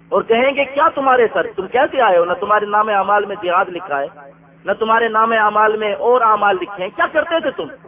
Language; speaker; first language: Urdu; non-native, local second language; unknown